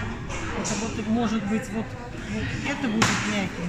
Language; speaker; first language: Russian; native; Russian